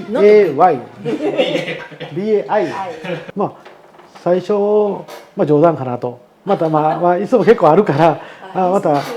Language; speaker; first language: Japanese; native; Japanese